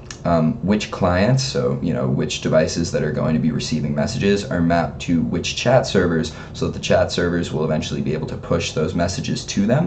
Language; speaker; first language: English; native; English